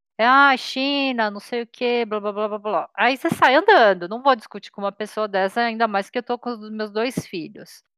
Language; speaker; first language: Portuguese; native; Portuguese